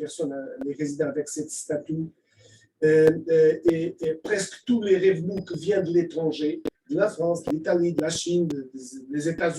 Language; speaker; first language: French; non-native, fluent; Portuguese